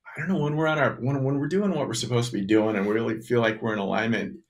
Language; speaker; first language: English; native; English